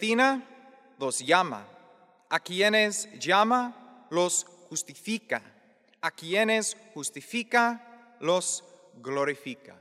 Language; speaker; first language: Spanish; non-native, fluent; English